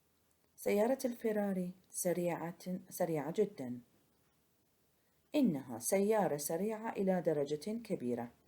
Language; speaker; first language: Arabic; native; Arabic